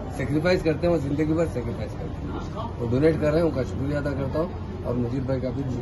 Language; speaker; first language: Hindi; non-native, local second language; Urdu